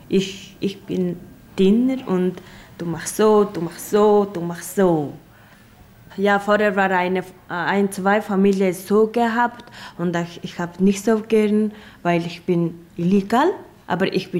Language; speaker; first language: German; non-native, learner; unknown